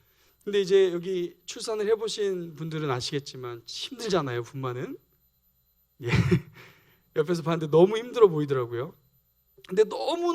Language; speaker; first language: Korean; native; Korean